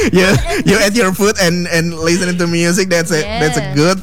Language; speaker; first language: English; non-native, learner; Indonesian